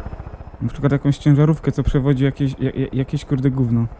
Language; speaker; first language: Polish; native; Polish